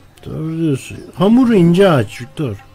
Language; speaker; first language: Turkish; native; Turkish